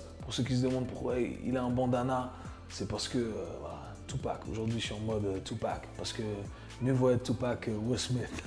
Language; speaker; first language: French; native; French